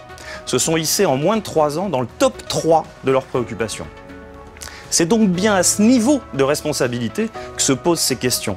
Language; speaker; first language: French; native; French